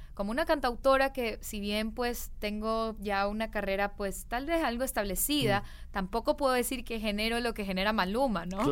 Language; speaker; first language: Spanish; native; Spanish